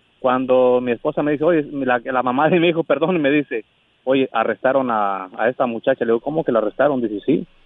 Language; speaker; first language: Spanish; native; Spanish